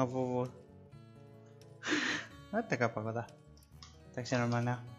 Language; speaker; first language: Russian; non-native, learner; Spanish